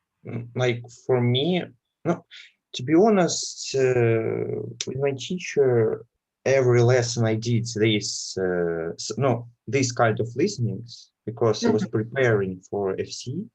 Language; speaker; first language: English; non-native, learner; Russian